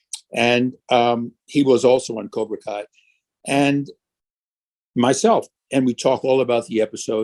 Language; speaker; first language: English; native; English